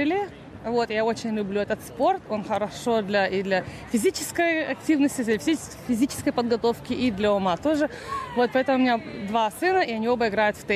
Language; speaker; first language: Russian; native; Russian